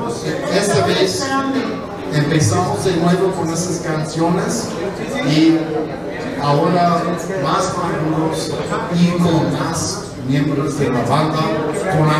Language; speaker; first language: Spanish; non-native, fluent; English